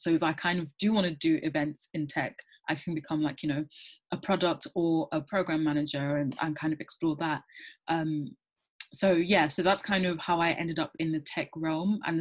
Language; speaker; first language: English; native; English